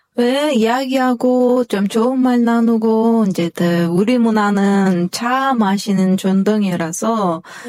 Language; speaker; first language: Korean; non-native, fluent; Kyrgyz